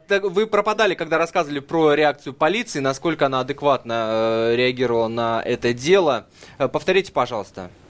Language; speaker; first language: Russian; native; Russian